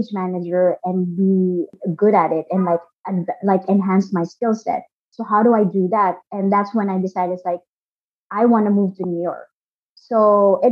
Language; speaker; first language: English; non-native, local second language; Filipino